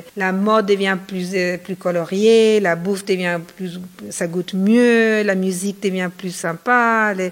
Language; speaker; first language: French; non-native, fluent; Spanish